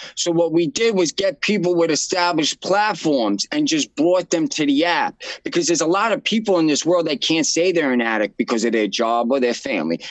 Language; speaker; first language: English; native; English